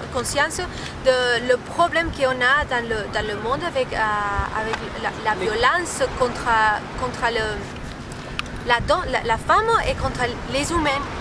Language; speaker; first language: French; non-native, learner; Spanish